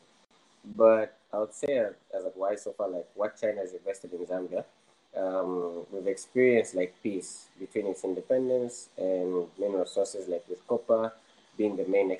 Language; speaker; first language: English; non-native, local second language; Nyanja